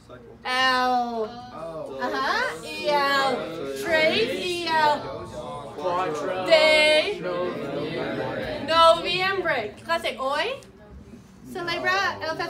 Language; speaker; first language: Spanish; non-native, fluent; English